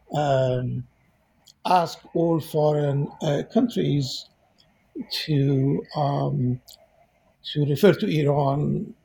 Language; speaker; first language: English; non-native, fluent; Persian